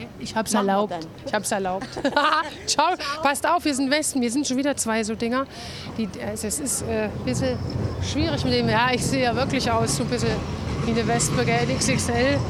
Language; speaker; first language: German; native; German